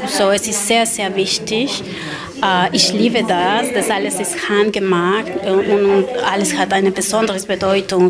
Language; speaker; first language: German; non-native, learner; Spanish